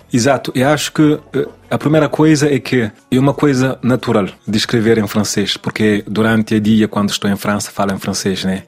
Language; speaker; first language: Portuguese; non-native, local second language; Kabuverdianu